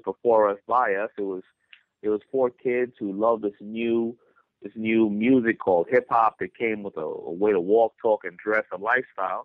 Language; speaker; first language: English; native; English